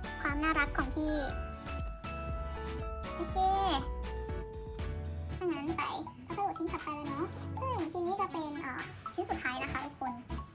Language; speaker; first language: Thai; native; Thai